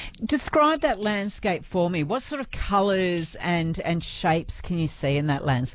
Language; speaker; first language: English; native; English